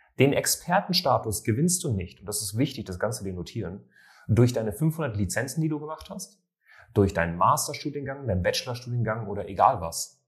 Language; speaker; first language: German; native; German